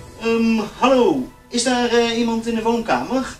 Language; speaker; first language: Dutch; native; Dutch